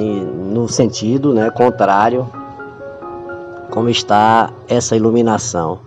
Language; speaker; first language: Portuguese; native; Portuguese